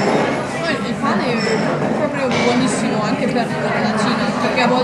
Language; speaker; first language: Italian; non-native, learner; Chinese